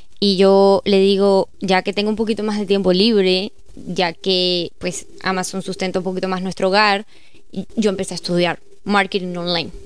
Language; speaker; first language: Spanish; native; Spanish